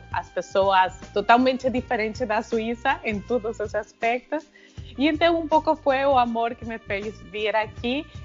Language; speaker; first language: Portuguese; non-native, fluent; Spanish